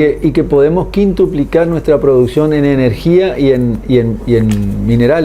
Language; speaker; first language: Spanish; native; Spanish